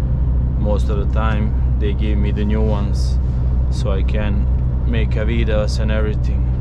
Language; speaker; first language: English; non-native, learner; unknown